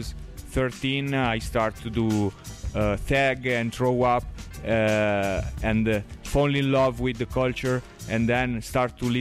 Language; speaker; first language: English; non-native, learner; Italian